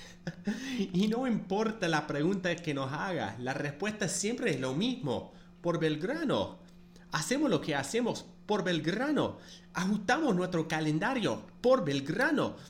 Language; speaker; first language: Spanish; non-native, fluent; English